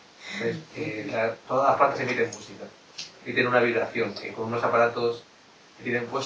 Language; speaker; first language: Spanish; native; Spanish